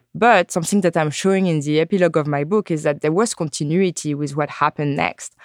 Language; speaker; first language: English; non-native, fluent; French